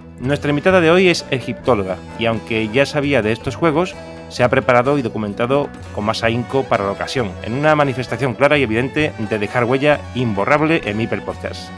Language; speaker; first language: Spanish; native; Spanish